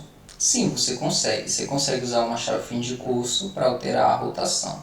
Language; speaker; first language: Portuguese; native; Portuguese